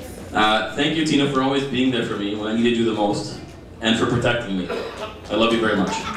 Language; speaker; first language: English; early bilingual, other home language; Greek